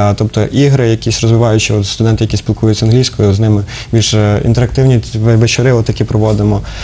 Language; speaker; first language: Ukrainian; native; Ukrainian